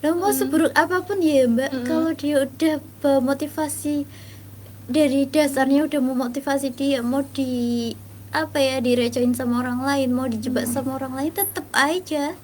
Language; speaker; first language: Indonesian; native; Indonesian